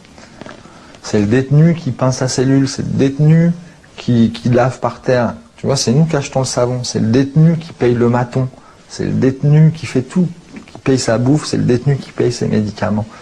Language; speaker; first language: French; native; French